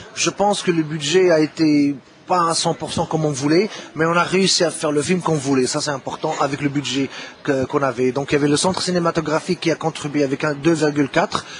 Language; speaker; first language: French; non-native, local second language; Arabic